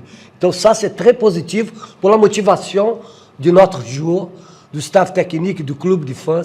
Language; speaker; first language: French; non-native, fluent; Portuguese